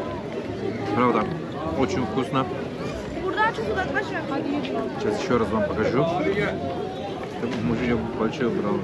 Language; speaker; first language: Russian; non-native, learner; Turkish